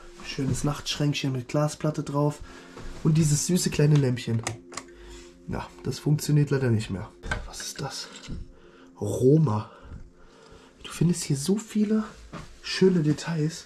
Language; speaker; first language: German; native; German